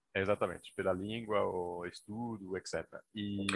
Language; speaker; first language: Portuguese; non-native, fluent; French